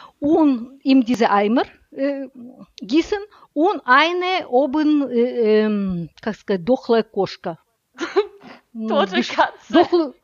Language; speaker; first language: German; non-native, learner; Russian